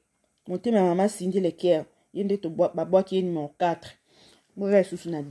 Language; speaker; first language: French; non-native, local second language; Lingala